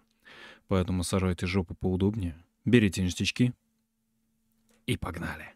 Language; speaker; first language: Russian; native; Russian